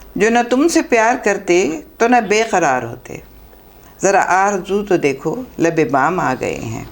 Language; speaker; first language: Urdu; native; Urdu